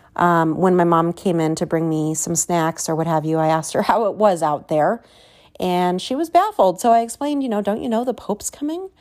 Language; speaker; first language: English; native; English